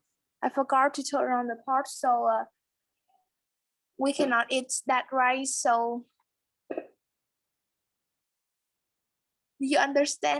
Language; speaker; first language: English; non-native, learner; Vietnamese